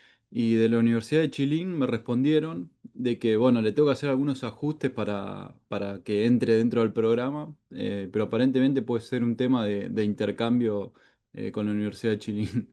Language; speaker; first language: Spanish; native; Spanish